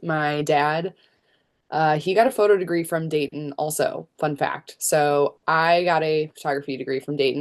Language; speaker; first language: English; native; English